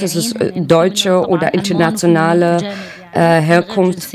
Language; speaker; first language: German; non-native, learner; Arabic